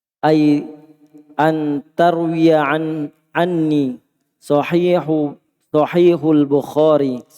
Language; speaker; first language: Arabic; non-native, learner; Indonesian